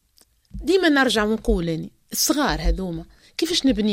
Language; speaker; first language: Arabic; native; Arabic